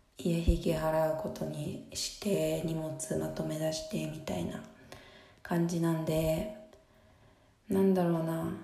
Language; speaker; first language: Japanese; native; Japanese